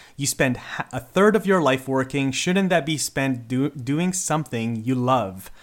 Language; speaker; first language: English; early bilingual, other home language; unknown